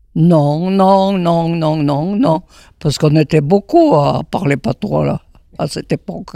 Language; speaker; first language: French; native; French